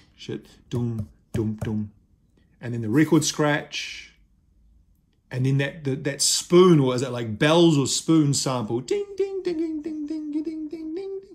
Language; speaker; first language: English; native; English